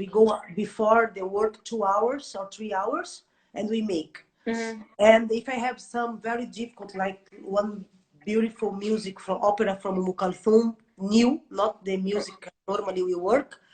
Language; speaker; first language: English; non-native, learner; Portuguese